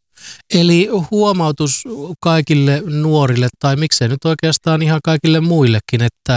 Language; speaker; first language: Finnish; native; Finnish